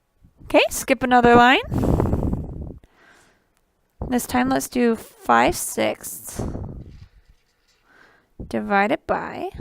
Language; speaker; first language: English; native; English